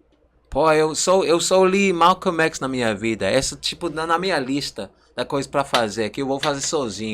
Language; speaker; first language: Portuguese; non-native, learner; English